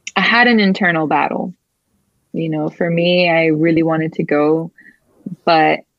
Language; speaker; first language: English; early bilingual, other home language; Spanish